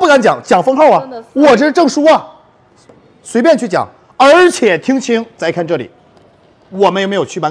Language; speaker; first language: Chinese; native; Chinese